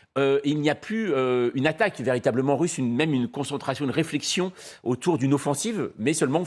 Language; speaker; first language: French; native; French